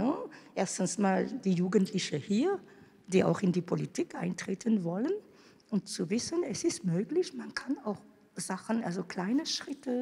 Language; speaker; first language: German; non-native, fluent; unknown